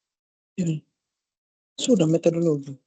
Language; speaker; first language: Indonesian; native; Indonesian